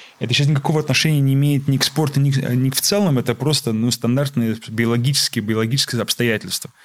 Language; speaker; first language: Russian; early bilingual, heritage; Russian